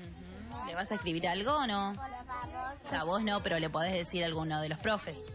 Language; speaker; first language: Spanish; native; Spanish